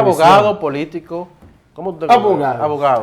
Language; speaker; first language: Spanish; native; Spanish